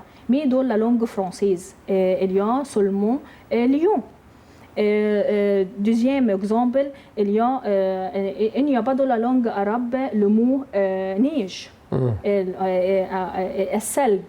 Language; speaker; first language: French; non-native, learner; Arabic